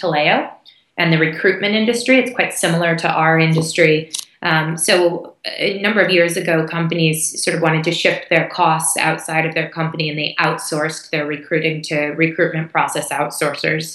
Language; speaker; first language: English; native; English